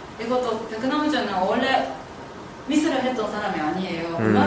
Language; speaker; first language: Korean; non-native, fluent; Japanese